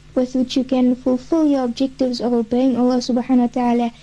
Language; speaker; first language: English; native; English